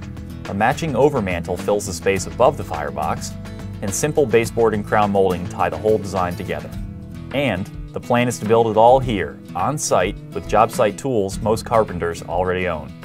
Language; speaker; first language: English; native; English